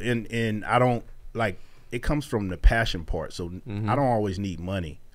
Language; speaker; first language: English; native; English